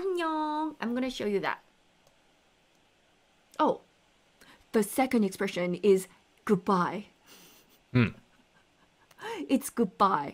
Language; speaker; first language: English; non-native, fluent; Korean